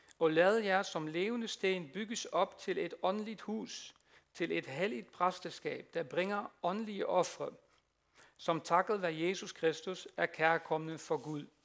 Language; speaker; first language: Danish; non-native, fluent; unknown